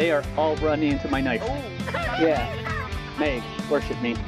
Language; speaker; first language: English; native; English